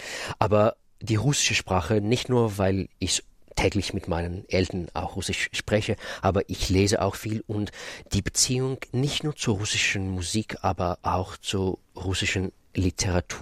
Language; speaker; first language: German; non-native, fluent; Russian